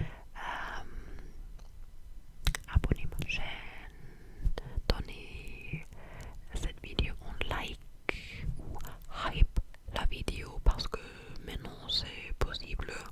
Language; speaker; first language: French; non-native, fluent; English